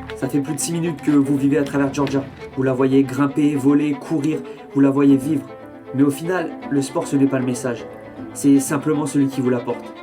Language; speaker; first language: French; native; French